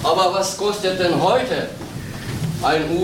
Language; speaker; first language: German; non-native, learner; Turkish